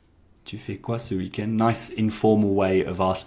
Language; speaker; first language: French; non-native, fluent; English